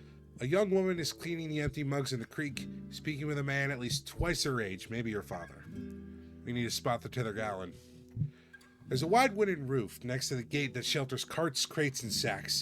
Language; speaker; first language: English; native; English